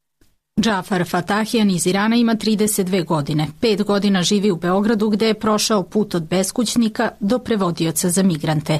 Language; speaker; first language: Serbian; native; Serbian